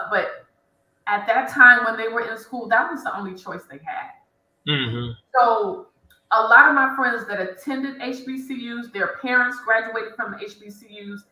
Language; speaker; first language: English; native; English